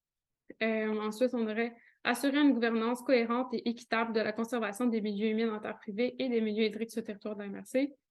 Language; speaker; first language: French; native; French